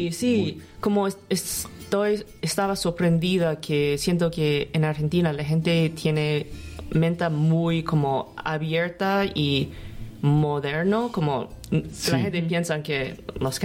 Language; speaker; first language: Spanish; non-native, learner; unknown